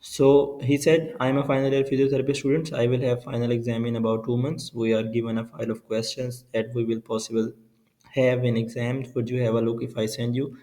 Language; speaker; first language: English; non-native, local second language; Urdu